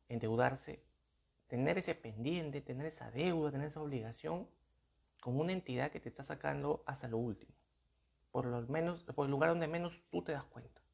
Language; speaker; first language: Spanish; native; Spanish